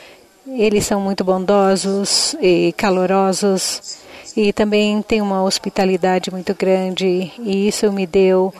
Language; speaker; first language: Portuguese; non-native, fluent; Indonesian